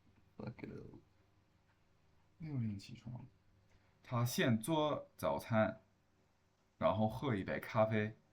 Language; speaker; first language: Chinese; non-native, learner; English